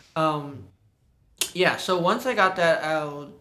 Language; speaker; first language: English; non-native, local second language; Cantonese